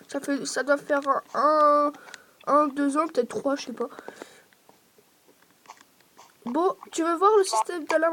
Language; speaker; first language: French; native; French